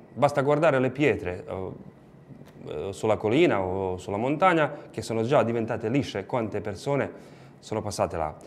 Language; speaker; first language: Italian; non-native, fluent; Croatian